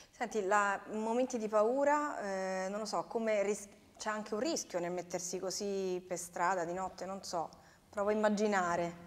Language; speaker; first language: Italian; native; Italian